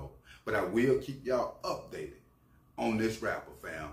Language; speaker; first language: English; native; English